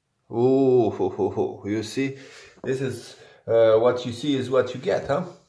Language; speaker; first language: English; non-native, fluent; Polish